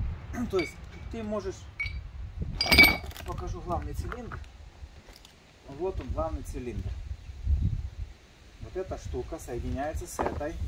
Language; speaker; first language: Russian; native; Russian